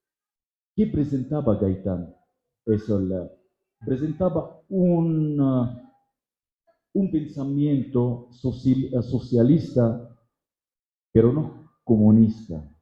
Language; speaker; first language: Spanish; non-native, fluent; Arabic